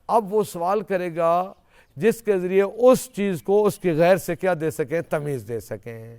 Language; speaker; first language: Urdu; non-native, local second language; Saraiki